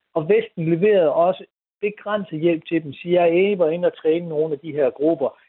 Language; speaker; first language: Danish; native; Danish